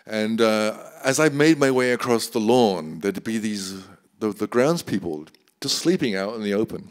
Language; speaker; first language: English; native; English